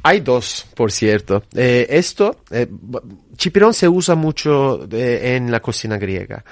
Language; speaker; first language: Spanish; non-native, fluent; Turkish